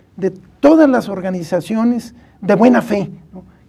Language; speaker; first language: Spanish; native; Spanish